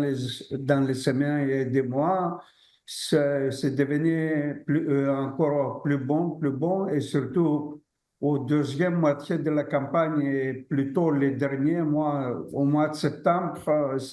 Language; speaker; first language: French; non-native, fluent; Greek